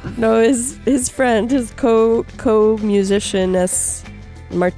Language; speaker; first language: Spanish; early bilingual, heritage; Spanish